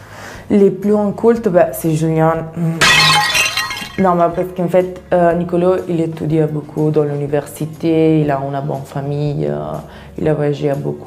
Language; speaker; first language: French; non-native, learner; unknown